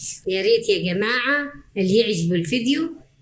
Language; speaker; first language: Arabic; native; Arabic